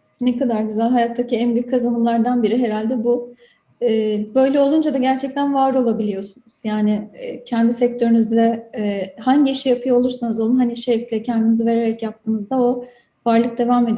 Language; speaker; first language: Turkish; native; Turkish